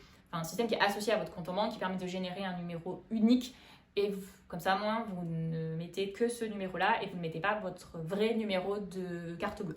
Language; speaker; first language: French; native; French